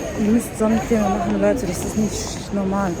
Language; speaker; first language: German; early bilingual, other home language; Turkish